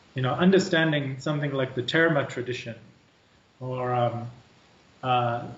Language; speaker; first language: English; native; English